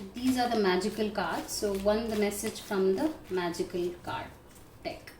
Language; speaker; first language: English; non-native, local second language; Kannada